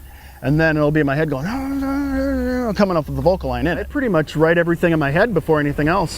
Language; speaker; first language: English; native; English